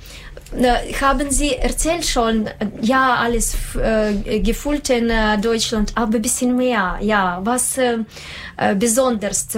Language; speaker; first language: German; non-native, learner; Russian